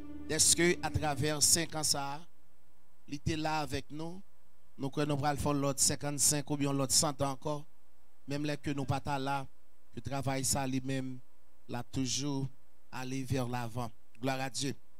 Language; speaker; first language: French; native; French